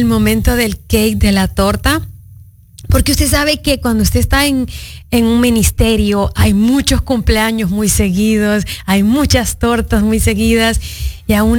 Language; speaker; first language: Spanish; native; Spanish